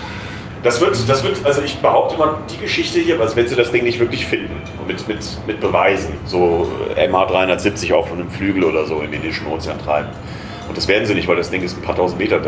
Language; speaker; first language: German; native; German